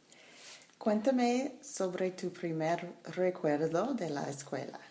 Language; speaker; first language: Spanish; non-native, learner; English